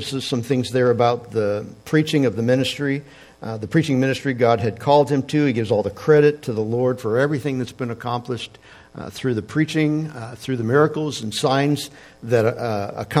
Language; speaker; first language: English; native; English